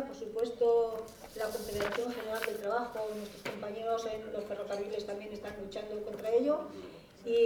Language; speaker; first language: Spanish; native; Spanish